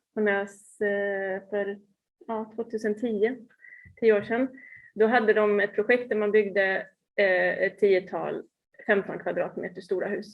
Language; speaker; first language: Swedish; native; Swedish